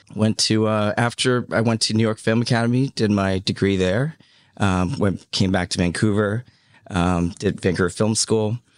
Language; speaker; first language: English; early bilingual, other home language; Cantonese